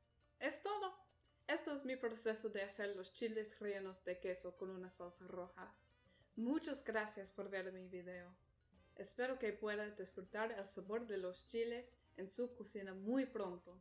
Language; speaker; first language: Spanish; non-native, learner; English